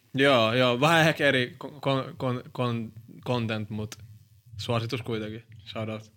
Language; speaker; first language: Finnish; early bilingual, other home language; Arabic